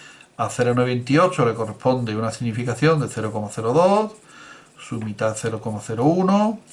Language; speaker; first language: Spanish; native; Spanish